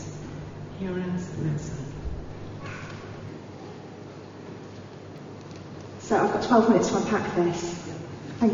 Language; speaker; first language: English; non-native, local second language; Telugu